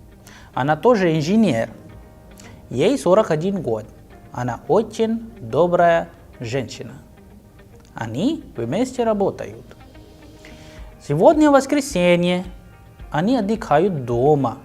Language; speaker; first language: Russian; non-native, fluent; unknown